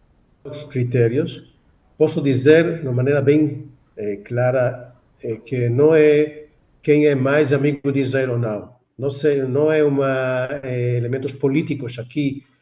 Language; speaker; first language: Portuguese; non-native, fluent; Hebrew